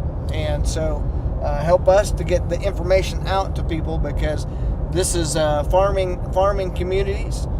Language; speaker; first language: English; native; English